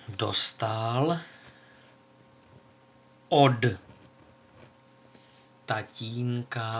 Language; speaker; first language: Czech; native; Czech